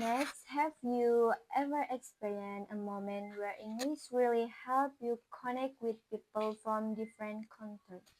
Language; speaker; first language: English; non-native, learner; Indonesian